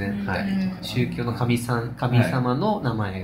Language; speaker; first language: Japanese; native; Japanese